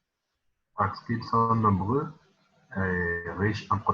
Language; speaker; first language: French; non-native, learner; Spanish